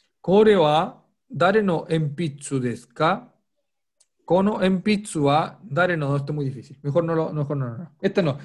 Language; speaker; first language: Spanish; native; Spanish